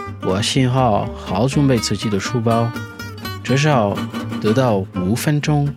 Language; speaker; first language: Chinese; non-native, learner; French